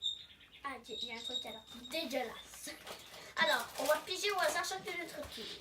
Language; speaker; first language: French; native; French